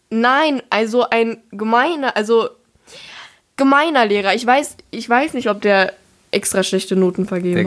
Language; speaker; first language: German; native; German